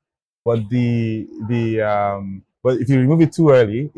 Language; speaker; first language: English; non-native, local second language; Igbo